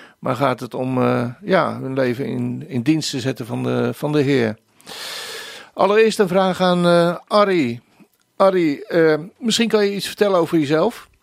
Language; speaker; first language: Dutch; native; Dutch